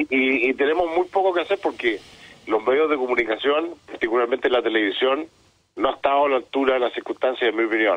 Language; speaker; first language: Spanish; native; Spanish